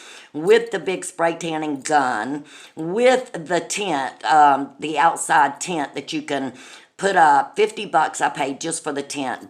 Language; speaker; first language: English; native; English